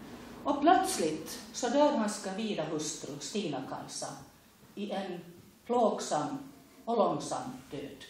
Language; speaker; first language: Swedish; native; Swedish